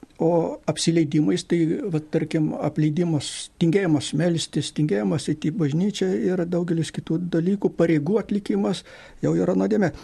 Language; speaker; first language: Lithuanian; native; Lithuanian